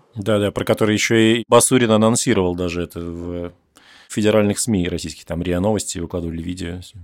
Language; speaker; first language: Russian; native; Russian